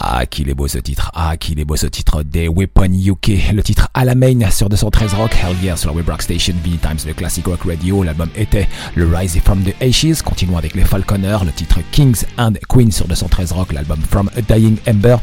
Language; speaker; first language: French; native; French